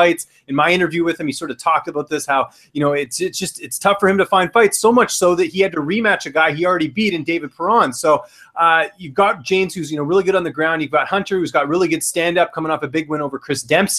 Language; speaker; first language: English; native; English